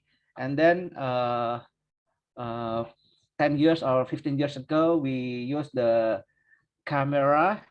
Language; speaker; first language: English; non-native, learner; Indonesian